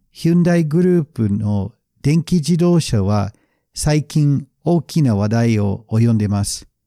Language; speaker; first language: Japanese; non-native, fluent; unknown